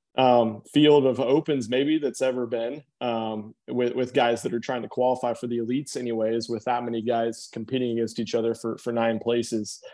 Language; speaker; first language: English; native; English